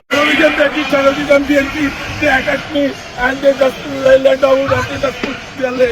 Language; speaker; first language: English; non-native, local second language; Bangla